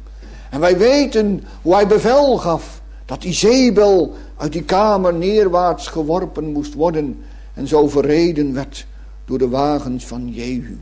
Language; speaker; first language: Dutch; native; Dutch